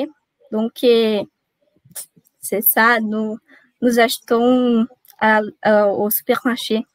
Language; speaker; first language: French; non-native, learner; Portuguese